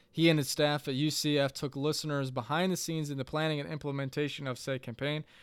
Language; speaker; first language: English; native; English